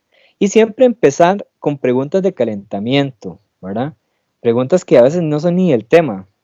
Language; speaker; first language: Spanish; native; Spanish